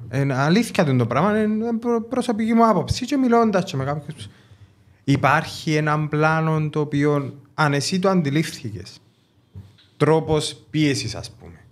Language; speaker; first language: Greek; native; Greek